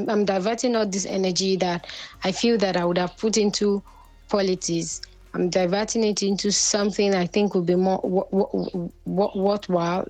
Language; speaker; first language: English; non-native, local second language; Yoruba